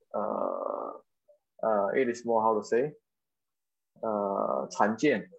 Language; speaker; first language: English; non-native, local second language; Chinese